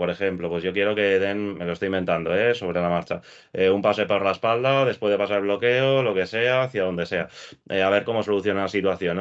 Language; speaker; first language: Spanish; native; Spanish